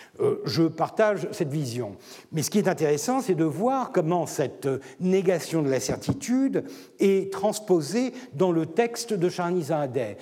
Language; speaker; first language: French; non-native, fluent; Turkish